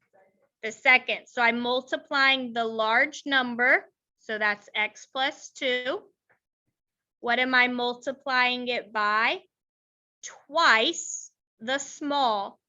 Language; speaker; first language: English; native; English